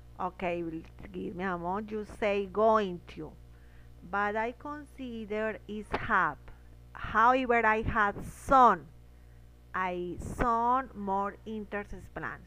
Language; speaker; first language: English; non-native, learner; Spanish